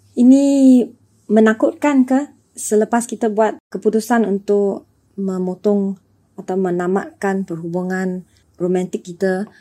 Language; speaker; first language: Malay; non-native, local second language; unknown